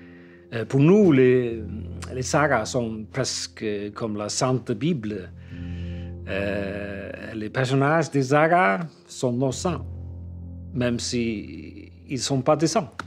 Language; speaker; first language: French; non-native, fluent; Icelandic